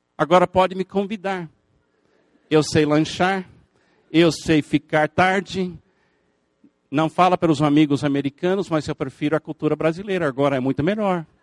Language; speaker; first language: Portuguese; non-native, fluent; English